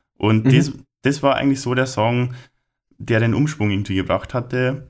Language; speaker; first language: German; native; German